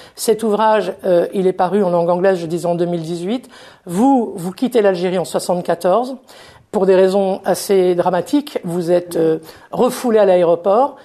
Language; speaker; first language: French; native; French